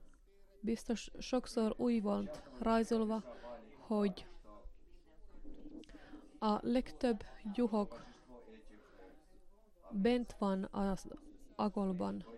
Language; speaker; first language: Hungarian; non-native, learner; Finnish